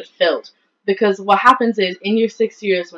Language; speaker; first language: English; native; English